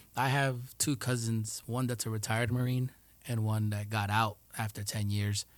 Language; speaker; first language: English; early bilingual, other home language; Spanish